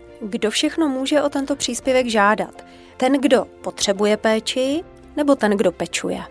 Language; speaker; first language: Czech; native; Czech